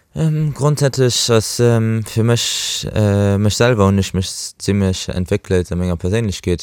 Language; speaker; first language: Luxembourgish; early bilingual, other home language; Portuguese